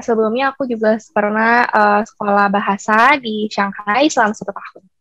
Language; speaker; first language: Indonesian; native; Indonesian